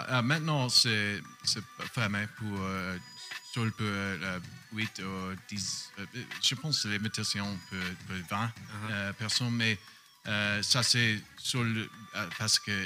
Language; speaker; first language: French; non-native, learner; English